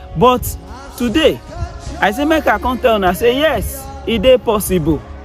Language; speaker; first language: Nigerian Pidgin; non-native, local second language; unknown